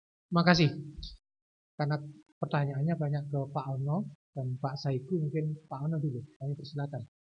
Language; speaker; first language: Indonesian; native; Indonesian